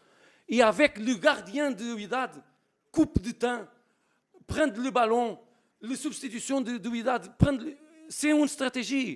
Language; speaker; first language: French; non-native, learner; Portuguese